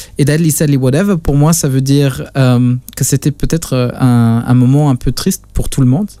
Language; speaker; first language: French; non-native, local second language; Luxembourgish